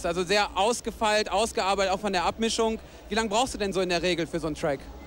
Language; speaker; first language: German; native; German